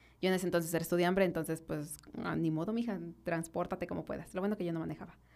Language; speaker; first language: Spanish; native; Spanish